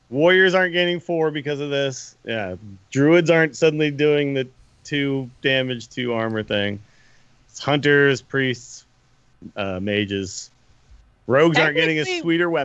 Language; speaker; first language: English; native; English